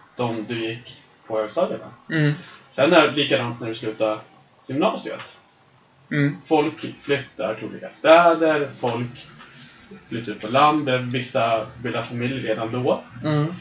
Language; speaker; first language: Swedish; native; Swedish